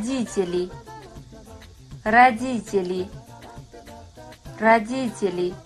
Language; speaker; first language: Russian; non-native, fluent; Kazakh